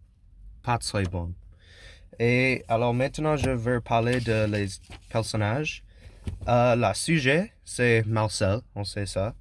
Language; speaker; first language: French; non-native, learner; English